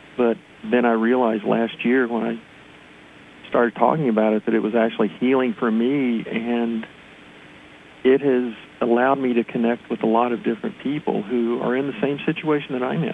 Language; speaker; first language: English; native; English